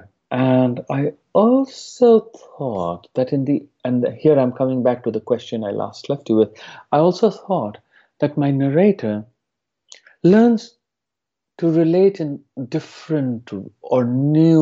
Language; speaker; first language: English; non-native, local second language; Hindi